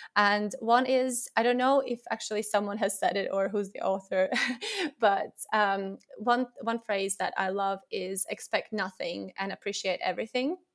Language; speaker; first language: English; non-native, fluent; Latvian